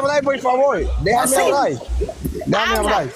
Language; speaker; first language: Spanish; non-native, learner; Haitian Creole